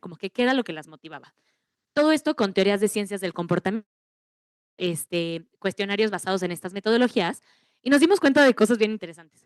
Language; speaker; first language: Spanish; native; Spanish